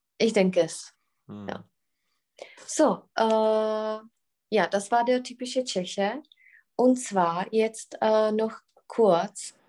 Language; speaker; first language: German; non-native, fluent; Czech